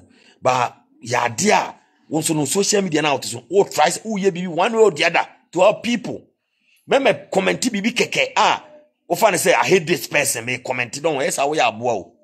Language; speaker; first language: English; non-native, local second language; Akan